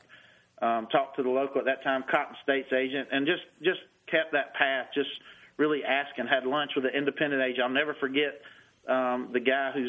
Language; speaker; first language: English; native; English